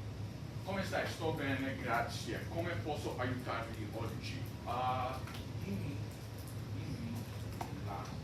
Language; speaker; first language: Italian; non-native, learner; English